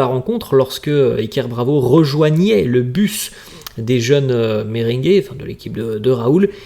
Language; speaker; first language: French; native; French